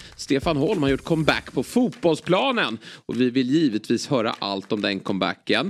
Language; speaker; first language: Swedish; native; Swedish